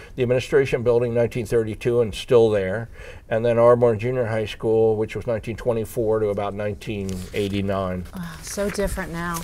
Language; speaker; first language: English; native; English